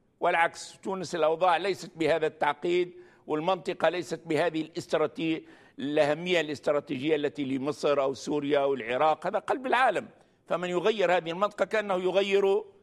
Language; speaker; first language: Arabic; native; Arabic